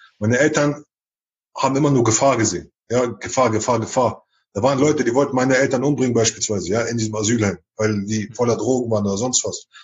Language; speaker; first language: German; early bilingual, other home language; Chechen